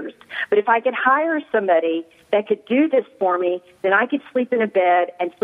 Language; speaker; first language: English; native; English